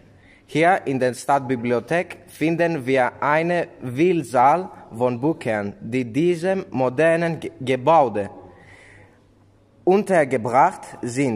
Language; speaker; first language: German; non-native, learner; Greek